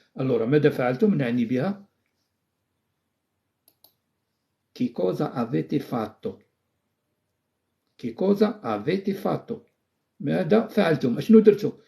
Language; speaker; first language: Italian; non-native, fluent; Arabic